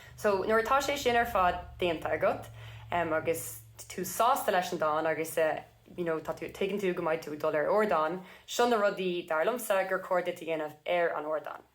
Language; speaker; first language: Irish; non-native, local second language; English